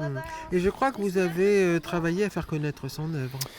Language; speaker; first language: French; native; French